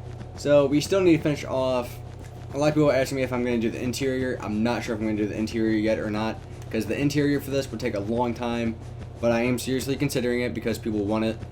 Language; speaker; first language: English; native; English